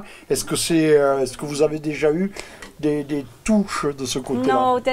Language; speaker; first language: French; native; French